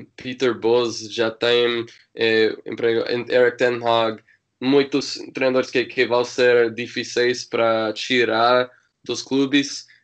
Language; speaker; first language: Portuguese; non-native, learner; English